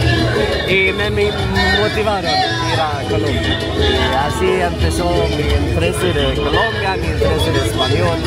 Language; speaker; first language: Spanish; non-native, fluent; Swedish